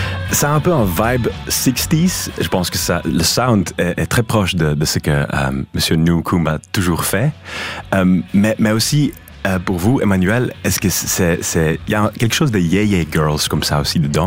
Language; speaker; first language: French; non-native, fluent; Dutch